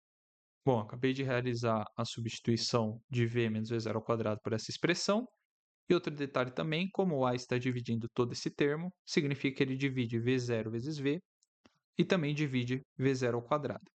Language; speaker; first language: Portuguese; native; Portuguese